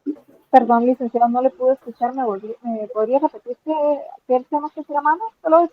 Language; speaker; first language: Spanish; native; Spanish